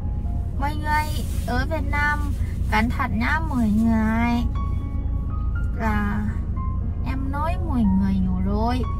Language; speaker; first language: Vietnamese; non-native, fluent; Thai